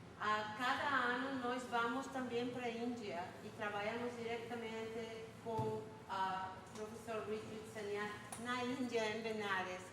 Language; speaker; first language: Portuguese; non-native, fluent; Spanish